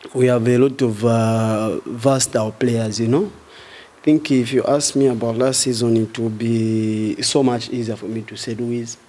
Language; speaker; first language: English; non-native, local second language; Swahili